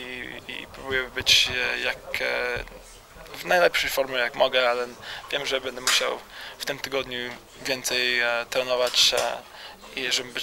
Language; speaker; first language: Polish; early bilingual, heritage; Polish